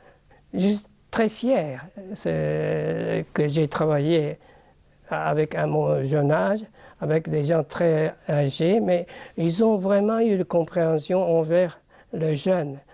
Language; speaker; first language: French; non-native, fluent; Japanese